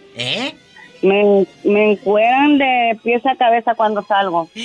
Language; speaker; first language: Spanish; native; Spanish